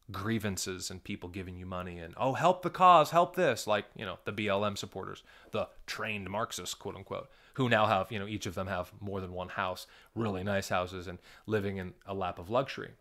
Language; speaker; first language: English; native; English